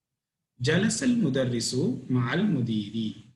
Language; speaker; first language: Arabic; non-native, fluent; Tamil